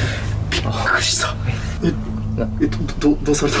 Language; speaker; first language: Japanese; native; Japanese